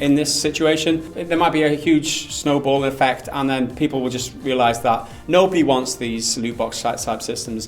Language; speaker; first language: English; native; English